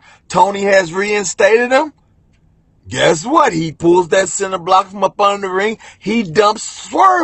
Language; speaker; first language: English; native; English